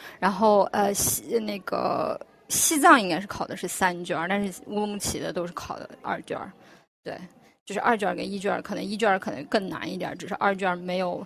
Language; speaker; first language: Chinese; non-native, local second language; Uyghur